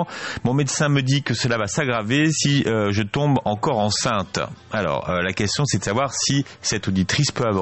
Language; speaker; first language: French; native; French